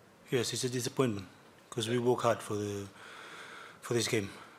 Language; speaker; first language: English; non-native, local second language; Fijian